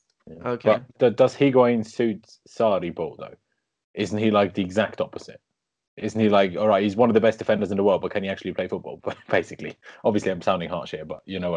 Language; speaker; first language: English; native; English